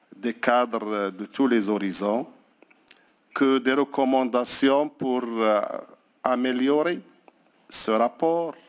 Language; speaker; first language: French; non-native, local second language; Arabic